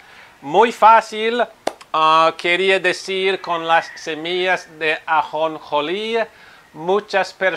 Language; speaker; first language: Spanish; non-native, fluent; Italian